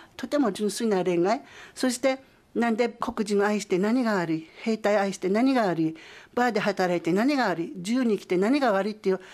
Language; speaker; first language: Japanese; native; Japanese